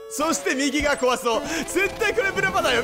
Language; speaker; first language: Japanese; native; Japanese